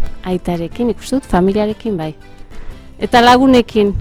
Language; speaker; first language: Basque; native; Basque